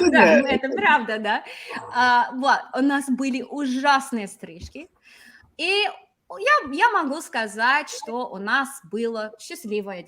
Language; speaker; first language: Russian; non-native, fluent; English